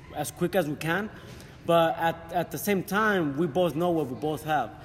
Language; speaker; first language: English; early bilingual, other home language; Spanish